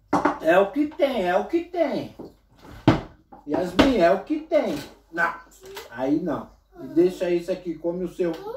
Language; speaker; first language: Portuguese; native; Portuguese